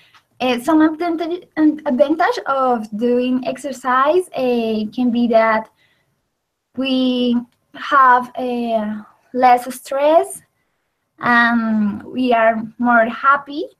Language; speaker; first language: English; non-native, learner; Spanish